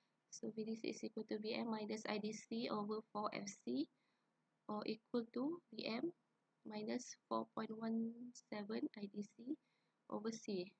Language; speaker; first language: English; non-native, local second language; Malay